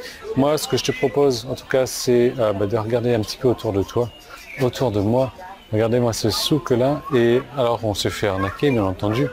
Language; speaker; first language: French; native; French